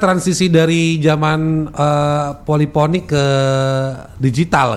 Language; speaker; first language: Indonesian; native; Indonesian